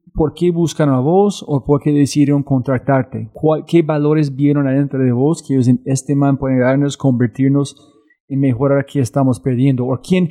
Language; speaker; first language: Spanish; non-native, learner; English